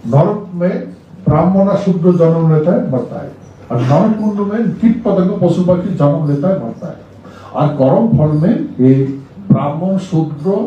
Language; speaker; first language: Hindi; non-native, local second language; Rangpuri